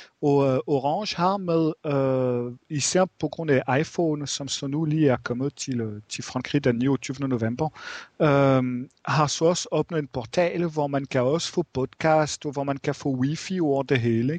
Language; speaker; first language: Danish; non-native, fluent; French